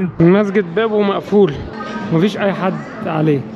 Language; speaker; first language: Arabic; native; Arabic